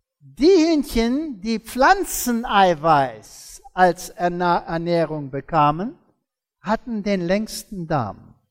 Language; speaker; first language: German; early bilingual, heritage; German